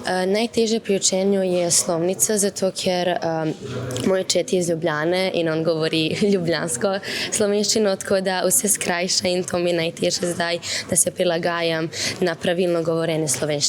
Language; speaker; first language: Slovenian; early bilingual, heritage; Slovenian